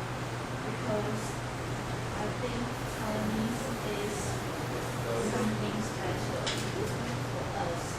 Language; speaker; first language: English; non-native, learner; Chinese